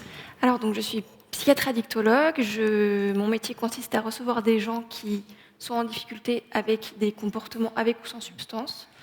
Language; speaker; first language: French; native; French